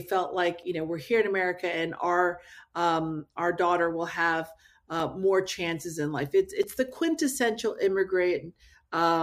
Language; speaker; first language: English; native; English